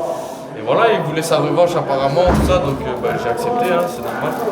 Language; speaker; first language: French; native; French